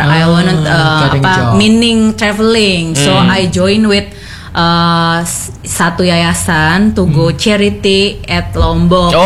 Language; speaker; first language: English; non-native, learner; Indonesian